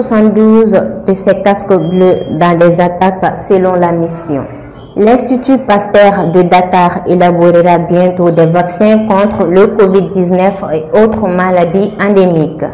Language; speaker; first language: French; non-native, local second language; Bambara